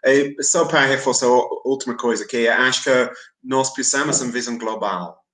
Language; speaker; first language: Portuguese; non-native, fluent; English